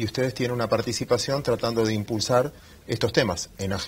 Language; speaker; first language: Spanish; native; Spanish